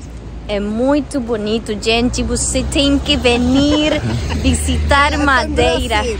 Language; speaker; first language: Portuguese; early bilingual, heritage; Spanish